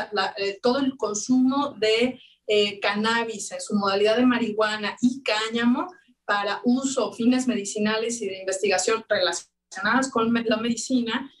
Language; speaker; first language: Spanish; native; Spanish